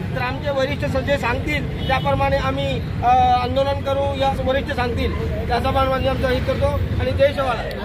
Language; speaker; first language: Marathi; non-native, local second language; Lambadi